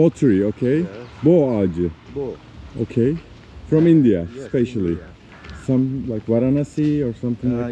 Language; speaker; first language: English; non-native, learner; Turkish